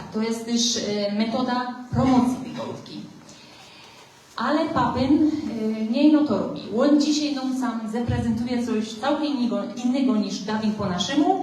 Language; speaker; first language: Polish; native; Polish